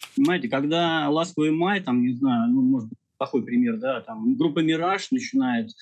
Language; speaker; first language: Russian; native; Russian